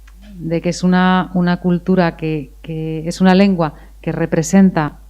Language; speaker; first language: Spanish; native; Spanish